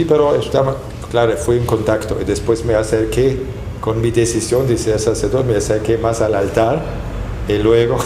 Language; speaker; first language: Spanish; non-native, fluent; German